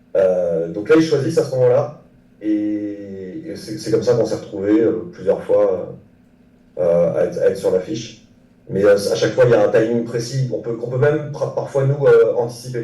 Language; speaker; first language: French; native; French